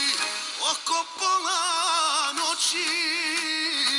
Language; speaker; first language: German; non-native, learner; Bosnian